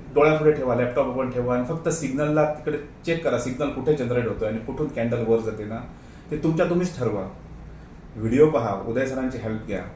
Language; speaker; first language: Marathi; non-native, local second language; Konkani